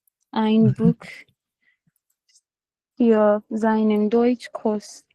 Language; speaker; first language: German; non-native, learner; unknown